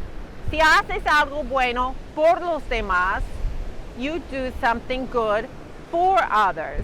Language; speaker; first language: Spanish; non-native, fluent; English